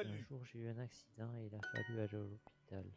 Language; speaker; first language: French; non-native, learner; English